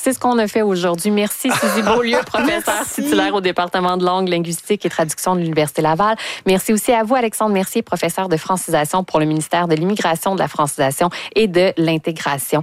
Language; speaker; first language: French; native; French